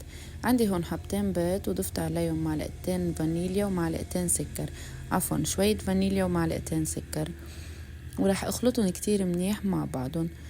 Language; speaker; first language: Arabic; native; Arabic